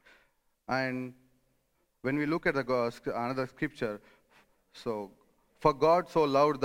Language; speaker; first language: English; non-native, local second language; Telugu